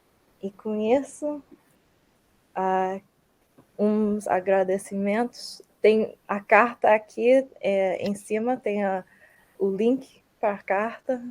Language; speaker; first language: Portuguese; early bilingual, heritage; Portuguese